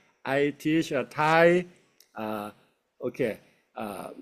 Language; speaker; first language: English; non-native, fluent; Thai